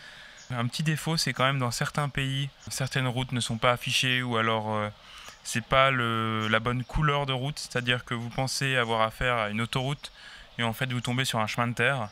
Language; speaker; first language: French; native; French